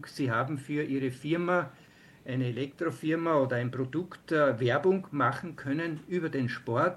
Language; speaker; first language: German; native; German